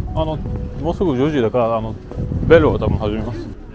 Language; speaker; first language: Japanese; non-native, learner; French